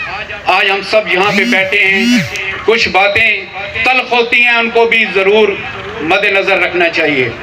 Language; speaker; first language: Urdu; non-native, local second language; Punjabi